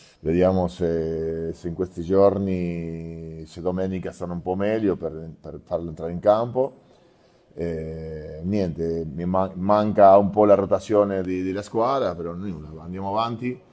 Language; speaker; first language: Italian; non-native, fluent; Spanish